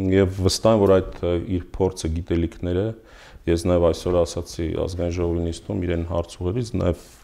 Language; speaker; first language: Armenian; native; Armenian